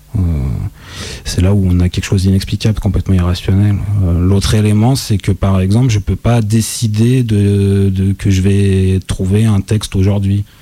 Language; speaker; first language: French; native; French